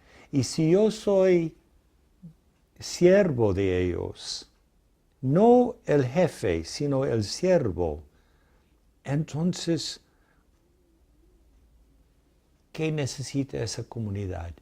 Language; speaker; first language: Spanish; non-native, fluent; English